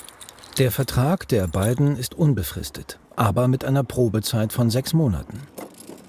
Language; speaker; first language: German; native; German